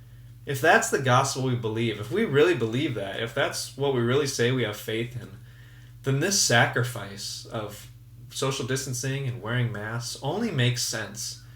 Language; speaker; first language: English; native; English